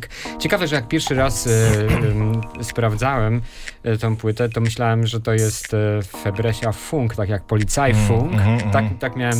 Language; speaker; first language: Polish; native; Polish